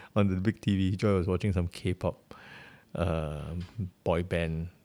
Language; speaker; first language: English; native; English